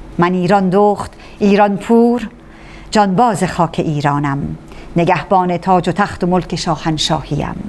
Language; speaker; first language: Persian; native; Persian